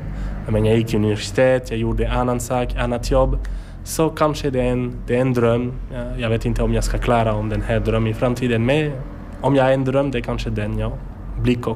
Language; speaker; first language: Swedish; non-native, learner; French